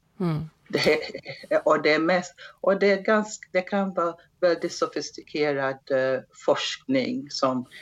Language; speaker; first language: Swedish; non-native, fluent; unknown